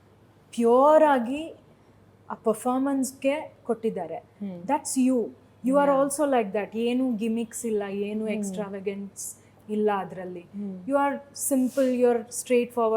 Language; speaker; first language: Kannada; non-native, local second language; Malayalam